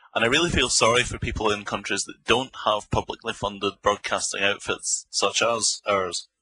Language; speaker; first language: English; native; English